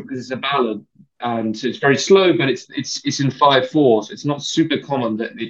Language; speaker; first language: English; native; English